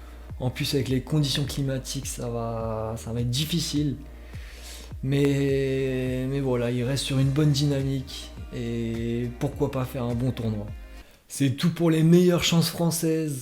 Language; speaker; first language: French; native; French